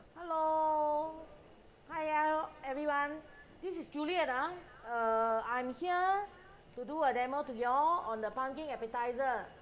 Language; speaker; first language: English; non-native, local second language; Chinese